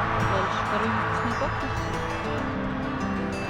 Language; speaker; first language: Russian; native; Russian